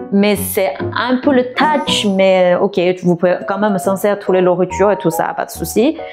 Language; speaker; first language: French; non-native, fluent; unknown